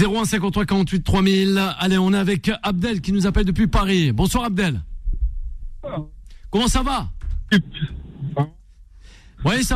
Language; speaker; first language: French; native; French